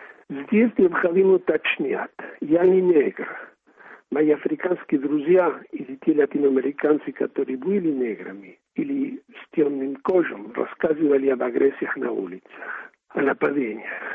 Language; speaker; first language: Russian; non-native, fluent; Spanish